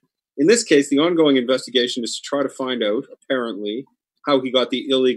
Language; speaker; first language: English; native; English